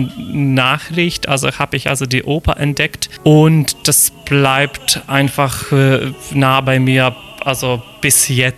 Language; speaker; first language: German; non-native, fluent; Polish